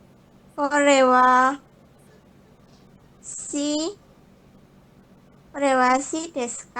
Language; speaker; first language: Japanese; non-native, learner; Indonesian